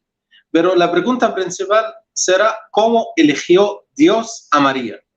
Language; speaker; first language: Spanish; non-native, fluent; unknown